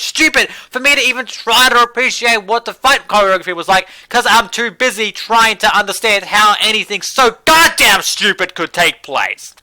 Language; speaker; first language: English; native; English